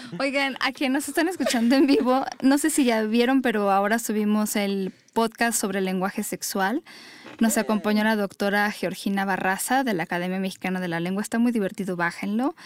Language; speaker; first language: Spanish; native; Spanish